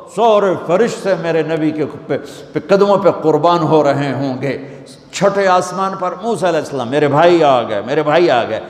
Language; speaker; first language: Urdu; non-native, local second language; Punjabi